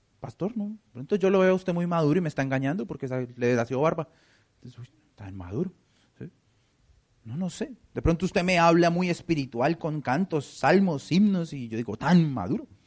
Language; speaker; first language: Spanish; native; Spanish